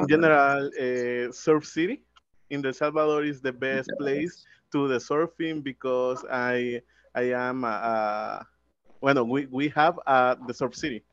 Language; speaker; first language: English; non-native, learner; Spanish